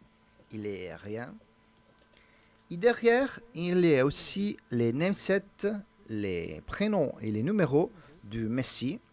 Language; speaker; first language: French; non-native, learner; Italian